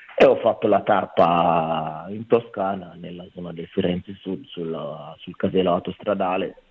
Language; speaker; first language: Italian; non-native, fluent; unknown